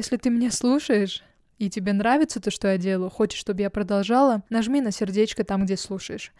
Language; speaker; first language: Russian; native; Russian